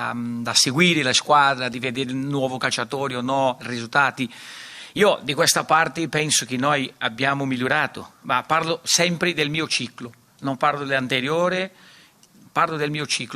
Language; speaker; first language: Italian; non-native, fluent; Portuguese